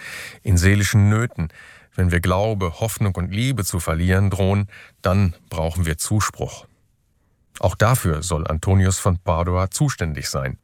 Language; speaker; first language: German; native; German